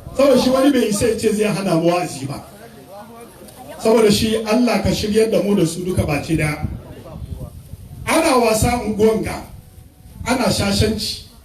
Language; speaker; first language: Hausa; non-native, local second language; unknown